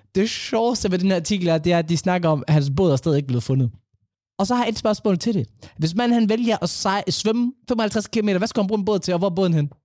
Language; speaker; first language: Danish; early bilingual, other home language; Somali